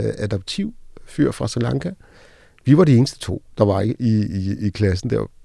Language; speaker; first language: Danish; early bilingual, other home language; Arabic